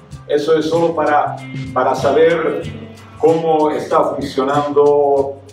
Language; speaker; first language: Spanish; non-native, fluent; Serbian